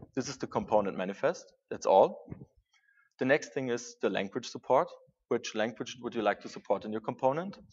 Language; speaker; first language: English; non-native, fluent; German